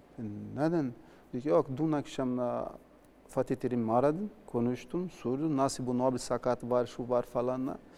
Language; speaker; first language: Turkish; non-native, learner; Portuguese